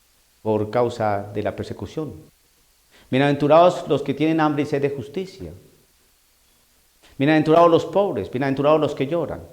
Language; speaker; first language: Spanish; native; Spanish